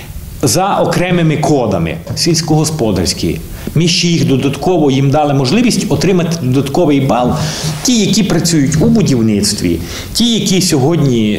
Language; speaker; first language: Ukrainian; native; Ukrainian